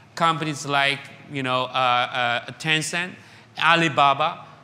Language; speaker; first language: English; non-native, fluent; Chinese